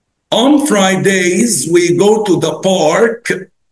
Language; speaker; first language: English; non-native, fluent; Arabic